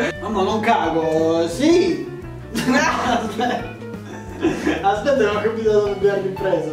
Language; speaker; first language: Italian; native; Italian